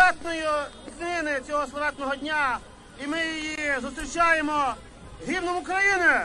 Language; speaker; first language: Ukrainian; native; Ukrainian